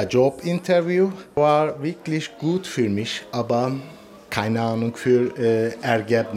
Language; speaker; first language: German; non-native, learner; Turkish